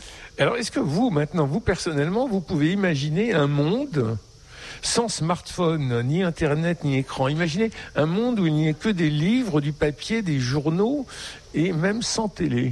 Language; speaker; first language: French; native; French